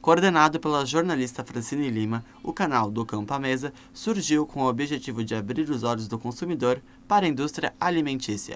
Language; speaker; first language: Portuguese; native; Portuguese